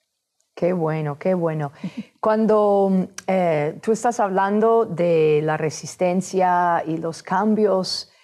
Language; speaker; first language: Spanish; non-native, fluent; English